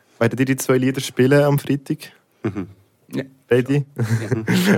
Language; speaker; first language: German; native; German